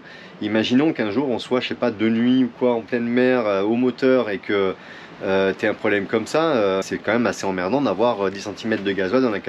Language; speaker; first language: French; native; French